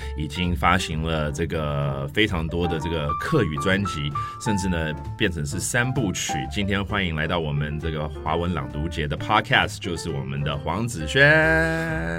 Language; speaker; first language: Chinese; native; Chinese